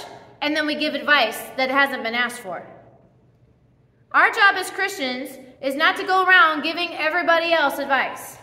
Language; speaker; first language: English; native; English